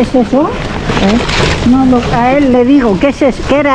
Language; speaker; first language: Spanish; native; Spanish